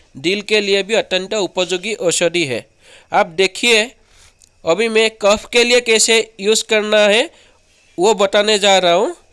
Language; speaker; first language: Hindi; non-native, local second language; Assamese